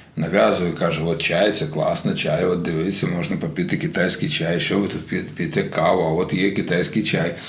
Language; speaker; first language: Ukrainian; non-native, local second language; Russian